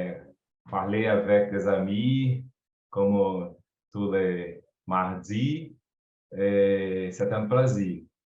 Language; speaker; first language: French; non-native, learner; Portuguese